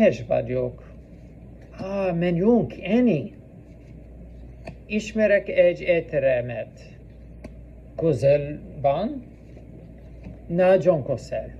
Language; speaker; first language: Hungarian; non-native, learner; English